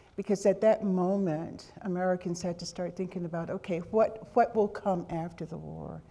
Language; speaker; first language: English; native; English